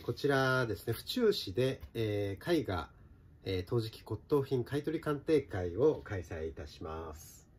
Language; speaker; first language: Japanese; native; Japanese